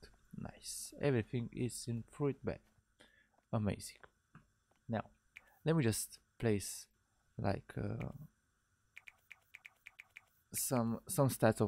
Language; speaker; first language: English; non-native, fluent; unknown